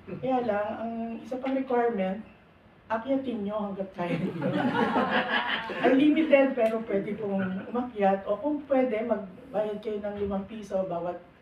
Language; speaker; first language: Filipino; native; Filipino